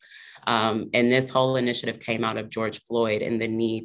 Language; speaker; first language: English; native; English